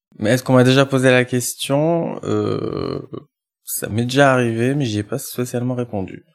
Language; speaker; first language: French; non-native, local second language; Arabic